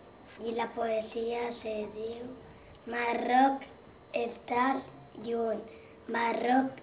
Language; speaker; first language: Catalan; early bilingual, other home language; Arabic